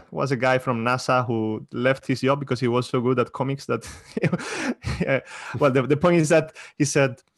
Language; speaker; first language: English; non-native, fluent; Spanish